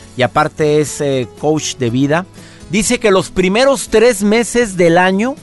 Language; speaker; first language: Spanish; native; Spanish